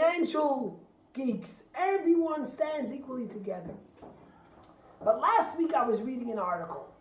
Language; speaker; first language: English; native; English